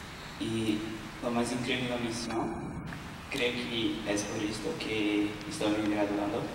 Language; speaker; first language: Spanish; non-native, learner; Portuguese